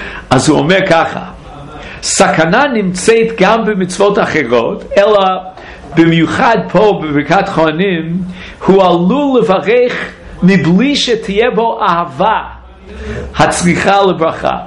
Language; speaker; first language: Hebrew; non-native, fluent; English